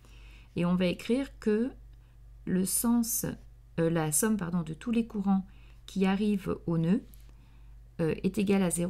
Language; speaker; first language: French; native; French